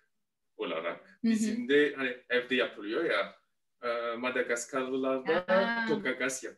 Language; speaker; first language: Turkish; non-native, fluent; Malagasy